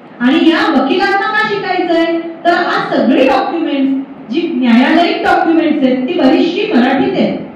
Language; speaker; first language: Marathi; native; Marathi